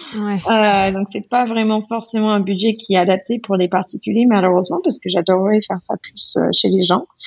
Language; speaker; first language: French; non-native, fluent; English